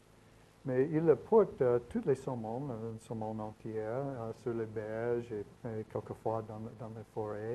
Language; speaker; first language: French; non-native, learner; English